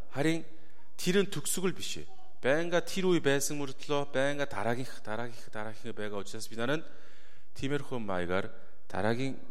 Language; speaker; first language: Mongolian; non-native, fluent; Korean